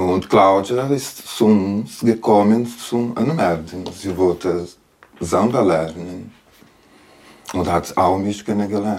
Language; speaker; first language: German; non-native, learner; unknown